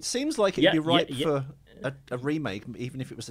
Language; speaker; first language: English; native; English